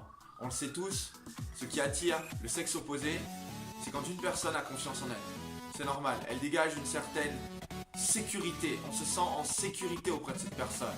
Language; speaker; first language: French; native; French